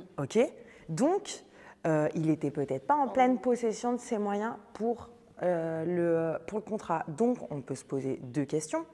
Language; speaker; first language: French; native; French